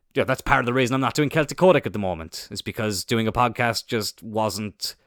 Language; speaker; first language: English; native; English